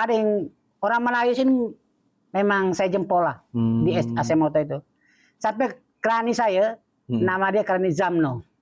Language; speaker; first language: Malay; non-native, fluent; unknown